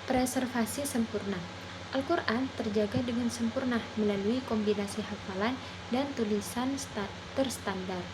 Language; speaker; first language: Indonesian; non-native, local second language; Madurese